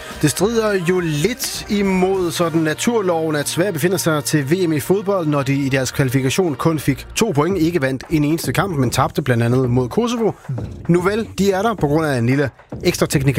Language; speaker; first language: Danish; native; Danish